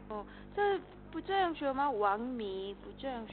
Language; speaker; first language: Chinese; non-native, learner; Korean